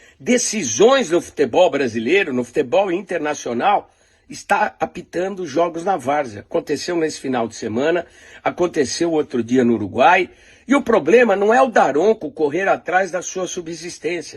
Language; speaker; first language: Portuguese; native; Portuguese